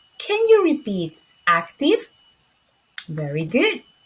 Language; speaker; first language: English; non-native, fluent; Spanish